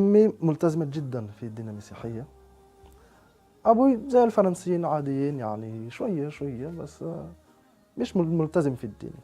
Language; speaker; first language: Arabic; non-native, fluent; French